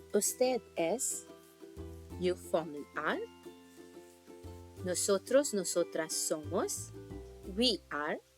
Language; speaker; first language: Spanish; non-native, fluent; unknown